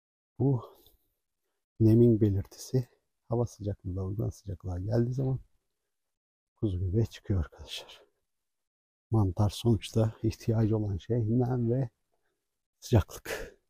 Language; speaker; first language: Turkish; native; Turkish